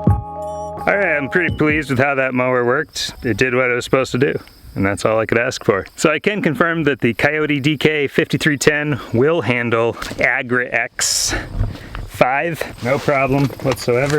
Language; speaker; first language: English; native; English